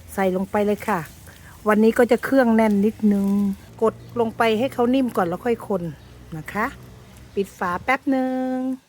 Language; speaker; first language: Thai; native; Thai